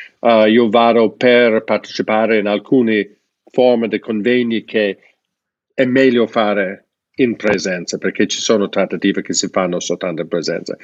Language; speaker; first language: Italian; non-native, fluent; English